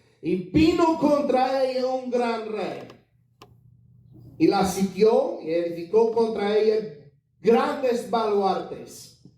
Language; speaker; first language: Spanish; non-native, fluent; English